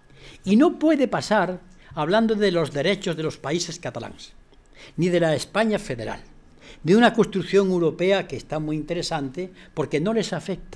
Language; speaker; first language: Spanish; native; Spanish